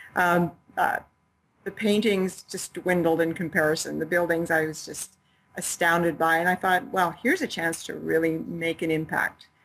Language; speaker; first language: English; native; English